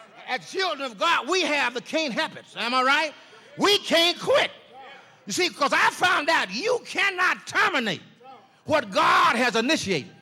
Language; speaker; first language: English; native; English